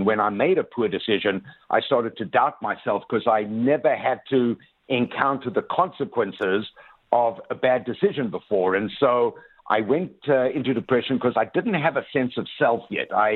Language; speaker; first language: English; native; English